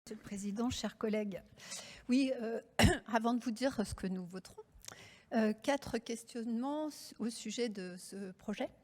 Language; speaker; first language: French; native; French